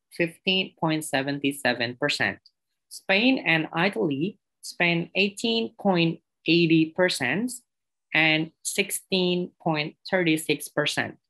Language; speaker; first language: English; non-native, fluent; Indonesian